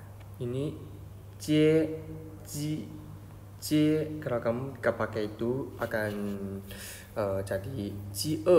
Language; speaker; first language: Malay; non-native, fluent; Chinese